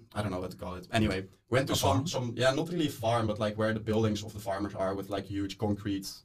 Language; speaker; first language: English; non-native, fluent; Dutch